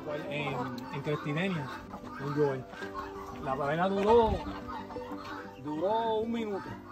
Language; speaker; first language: Spanish; early bilingual, heritage; Spanish